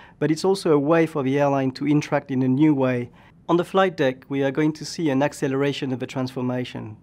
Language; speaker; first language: English; non-native, fluent; French